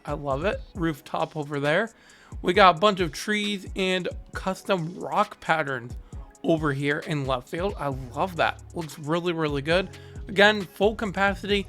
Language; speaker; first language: English; native; English